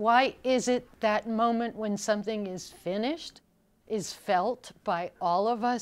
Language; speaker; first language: English; native; English